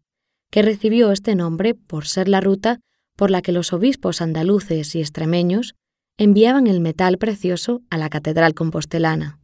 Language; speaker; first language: Spanish; native; Spanish